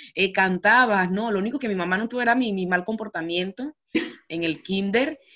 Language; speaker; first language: Spanish; native; Spanish